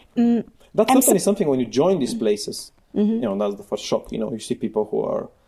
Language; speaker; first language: English; non-native, fluent; Bulgarian